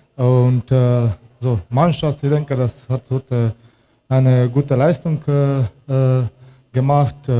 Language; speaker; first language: German; non-native, learner; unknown